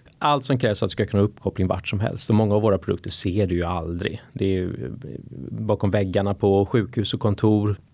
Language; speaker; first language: Swedish; native; Swedish